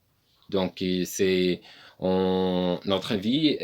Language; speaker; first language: French; non-native, learner; Portuguese